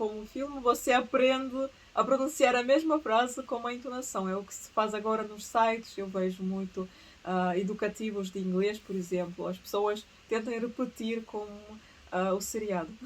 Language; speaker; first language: Portuguese; early bilingual, other home language; Russian